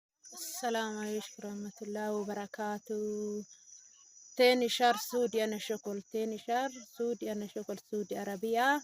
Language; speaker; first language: Arabic; non-native, learner; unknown